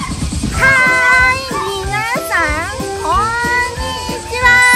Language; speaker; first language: Japanese; native; Japanese